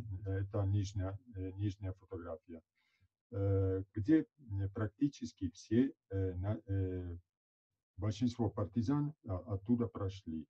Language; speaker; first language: Russian; non-native, fluent; Italian